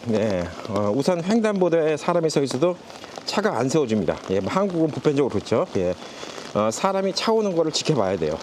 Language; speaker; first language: Korean; native; Korean